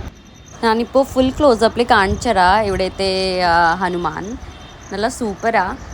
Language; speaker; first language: Malayalam; non-native, learner; Hindi